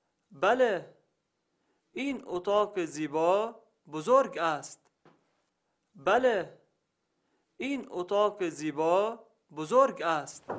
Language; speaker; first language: Persian; non-native, learner; Arabic